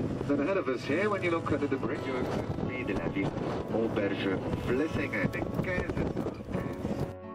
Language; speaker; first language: English; non-native, fluent; Dutch